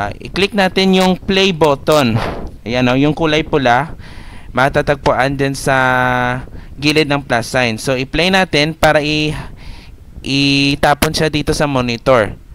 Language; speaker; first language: Filipino; non-native, local second language; Hiligaynon